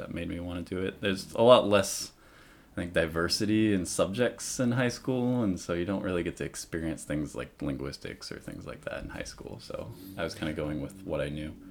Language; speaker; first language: English; native; English